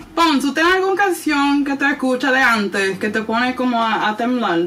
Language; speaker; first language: Spanish; early bilingual, other home language; English